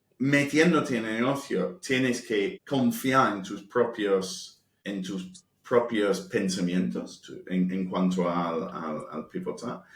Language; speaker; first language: Spanish; non-native, fluent; English